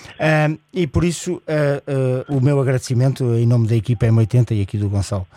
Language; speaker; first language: Portuguese; native; Portuguese